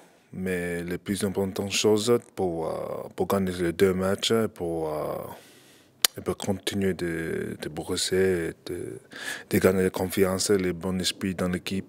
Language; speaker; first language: French; non-native, fluent; English